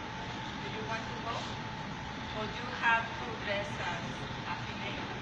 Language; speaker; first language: English; non-native, learner; Spanish